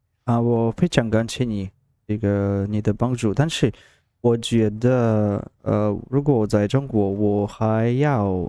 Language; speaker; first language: Chinese; non-native, learner; Russian